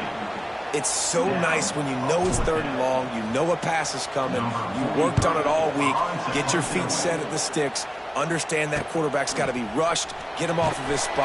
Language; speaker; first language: English; native; English